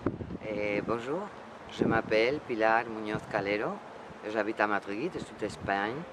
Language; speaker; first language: French; non-native, fluent; Spanish